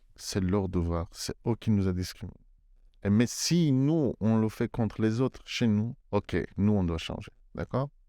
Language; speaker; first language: French; non-native, fluent; Persian